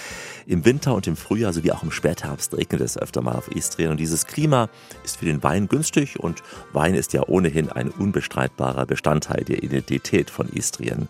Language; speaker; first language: German; native; German